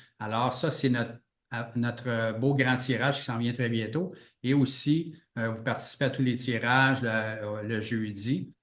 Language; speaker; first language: French; native; French